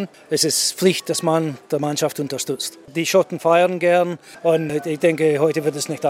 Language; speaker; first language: German; non-native, fluent; English